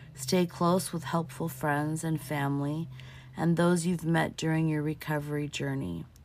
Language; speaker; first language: English; early bilingual, other home language; Portuguese